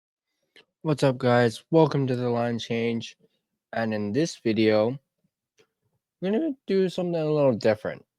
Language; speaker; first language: English; native; English